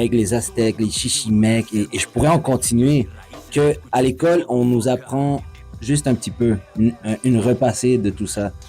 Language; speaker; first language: French; non-native, fluent; Spanish